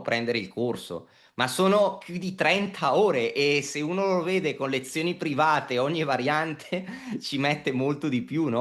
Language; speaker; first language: Italian; native; Italian